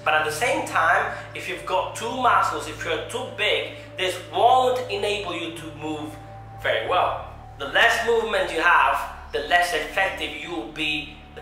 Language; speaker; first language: English; non-native, fluent; Italian